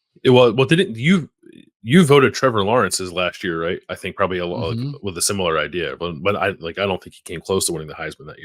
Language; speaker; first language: English; native; English